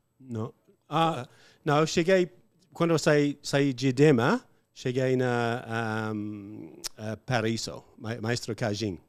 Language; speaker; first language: Portuguese; non-native, learner; English